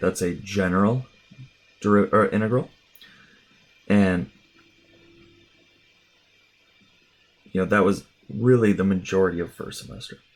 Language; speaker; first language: English; native; English